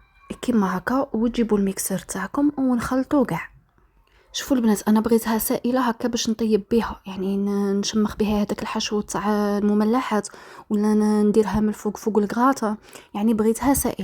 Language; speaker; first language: Arabic; native; Arabic